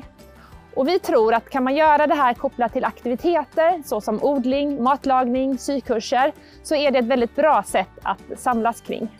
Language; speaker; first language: Swedish; native; Swedish